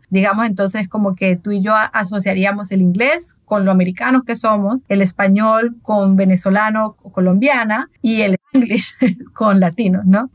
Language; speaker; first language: Spanish; native; Spanish